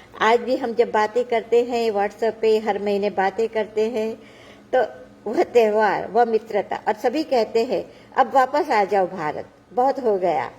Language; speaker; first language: Hindi; non-native, local second language; Gujarati